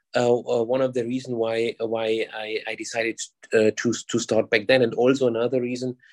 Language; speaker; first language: English; non-native, fluent; German